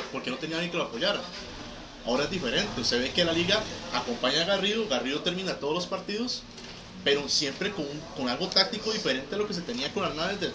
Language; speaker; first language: Spanish; native; Spanish